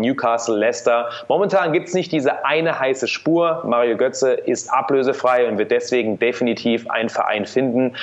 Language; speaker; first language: German; native; German